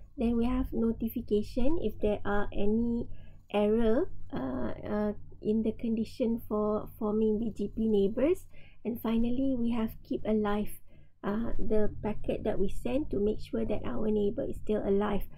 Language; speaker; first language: English; non-native, local second language; Malay